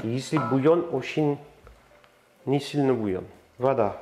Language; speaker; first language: Russian; non-native, learner; French